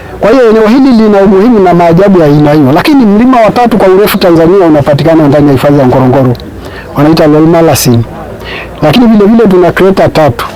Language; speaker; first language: Swahili; non-native, local second language; Masai